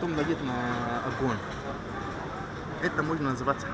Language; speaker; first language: Russian; non-native, learner; Arabic